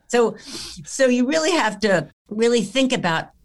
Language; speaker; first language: English; early bilingual, other home language; Italian